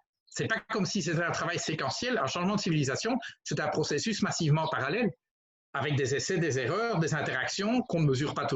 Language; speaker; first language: French; native; French